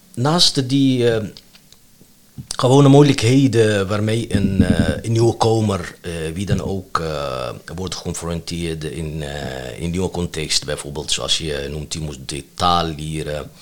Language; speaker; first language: Dutch; non-native, fluent; Arabic